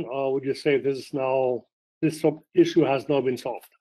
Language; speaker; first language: English; non-native, fluent; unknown